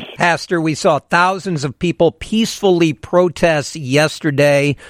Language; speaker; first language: English; native; English